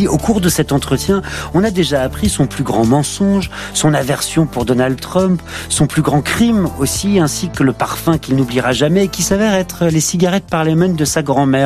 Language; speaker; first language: French; native; French